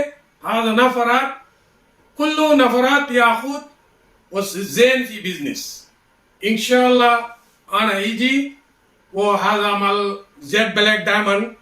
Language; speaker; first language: Arabic; non-native, learner; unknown